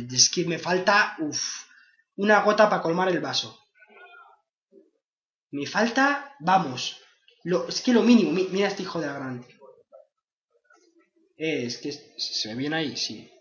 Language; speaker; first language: Spanish; native; Spanish